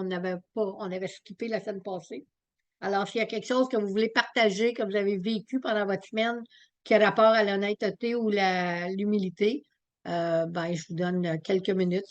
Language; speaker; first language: French; native; French